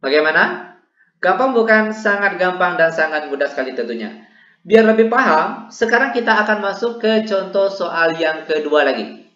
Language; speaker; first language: Indonesian; native; Indonesian